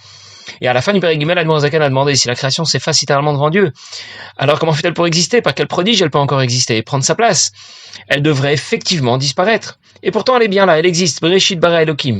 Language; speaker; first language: French; native; French